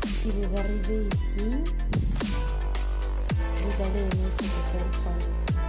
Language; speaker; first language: French; non-native, learner; Russian